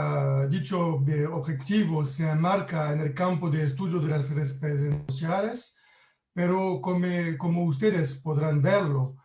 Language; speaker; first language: Spanish; non-native, learner; French